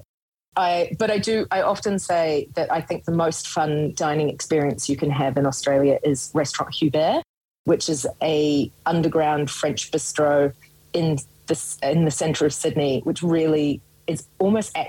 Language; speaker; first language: English; native; English